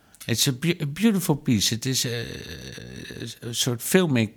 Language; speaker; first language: English; non-native, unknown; Dutch